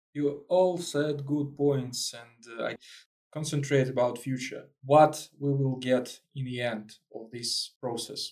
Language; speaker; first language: English; non-native, learner; Russian